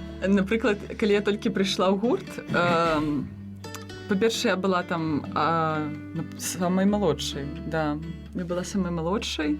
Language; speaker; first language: Belarusian; non-native, local second language; Russian